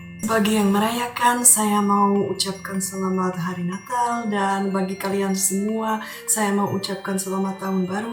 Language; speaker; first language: Indonesian; non-native, fluent; Czech